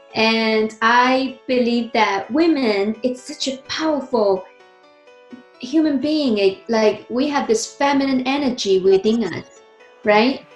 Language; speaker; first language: English; non-native, fluent; Chinese